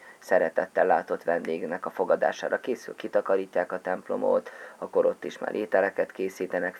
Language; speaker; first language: Hungarian; native; Hungarian